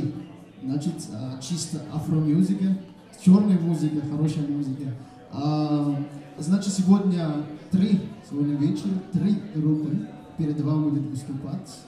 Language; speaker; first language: Russian; non-native, fluent; Malagasy